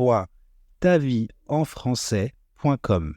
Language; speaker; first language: French; native; French